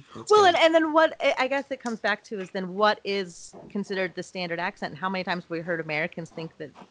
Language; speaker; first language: English; native; English